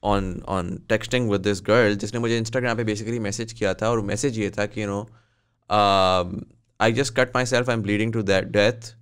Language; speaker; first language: English; non-native, local second language; Urdu